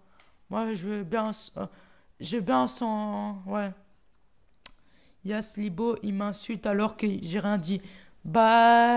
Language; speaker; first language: French; native; French